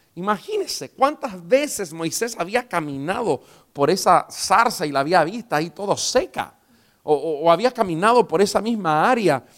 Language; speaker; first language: Spanish; early bilingual, heritage; Spanish